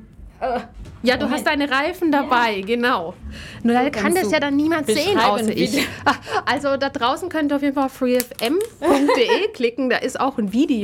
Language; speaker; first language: German; native; German